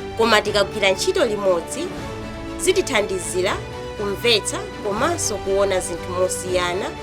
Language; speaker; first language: Nyanja; native; Nyanja